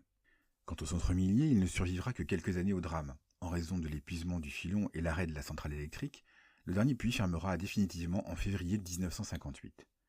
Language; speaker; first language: French; native; French